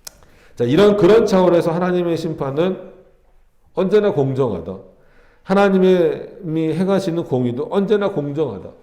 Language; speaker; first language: Korean; native; Korean